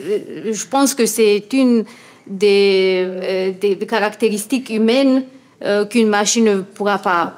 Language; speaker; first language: French; non-native, fluent; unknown